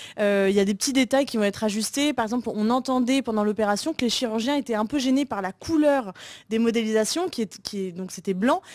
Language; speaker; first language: French; native; French